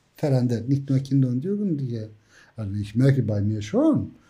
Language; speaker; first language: German; non-native, fluent; Turkish